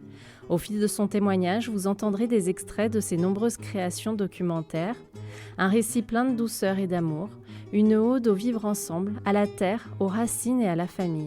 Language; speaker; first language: French; native; French